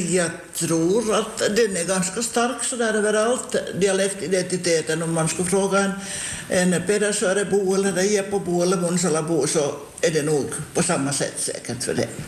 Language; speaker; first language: Swedish; native; Swedish